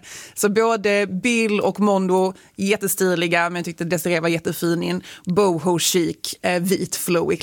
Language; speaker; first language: Swedish; native; Swedish